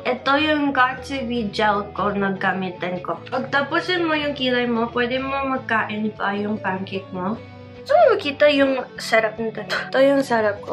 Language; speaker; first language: Filipino; non-native, learner; English